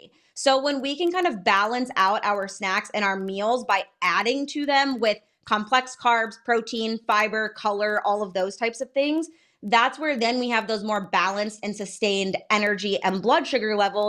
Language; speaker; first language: English; native; English